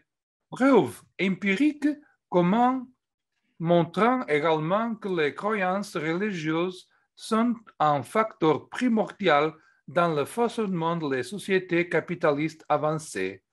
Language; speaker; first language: French; non-native, fluent; Portuguese